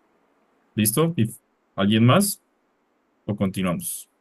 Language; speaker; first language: Spanish; non-native, fluent; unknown